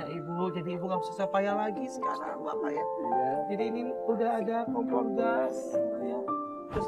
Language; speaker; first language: Indonesian; native; Indonesian